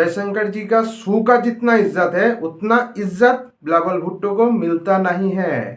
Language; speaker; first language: Hindi; non-native, local second language; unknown